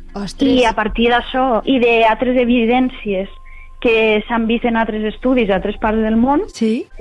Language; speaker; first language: Catalan; native; Catalan